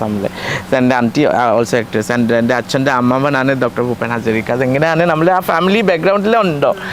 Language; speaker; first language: Malayalam; non-native, learner; Assamese